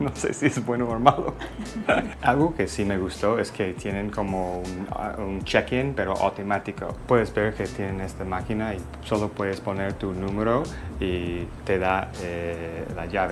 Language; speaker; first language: Spanish; non-native, fluent; English